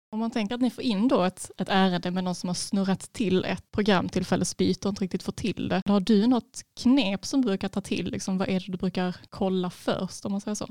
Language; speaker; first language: Swedish; native; Swedish